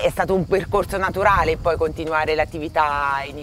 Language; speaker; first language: Italian; native; Italian